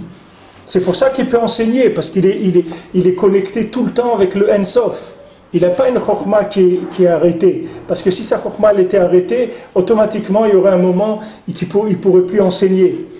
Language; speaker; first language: French; native; French